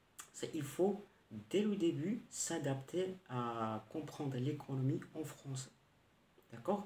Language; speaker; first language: French; non-native, local second language; Arabic